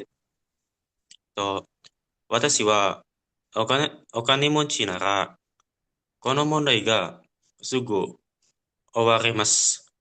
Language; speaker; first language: Japanese; non-native, learner; Indonesian